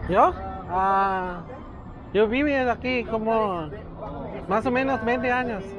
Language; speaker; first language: Spanish; non-native, learner; Filipino